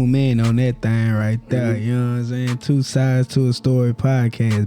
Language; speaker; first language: English; native; English